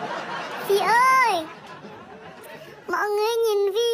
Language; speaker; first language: Vietnamese; non-native, learner; Indonesian